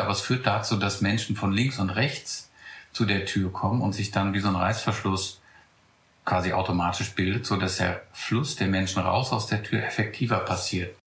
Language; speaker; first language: German; native; German